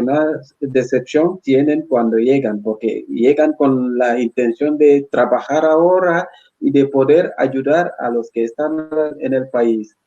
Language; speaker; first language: Spanish; non-native, fluent; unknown